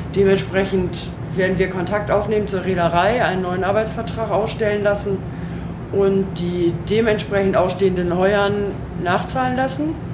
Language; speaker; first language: German; native; German